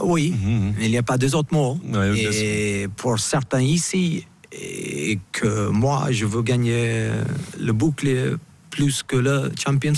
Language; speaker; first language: French; non-native, fluent; English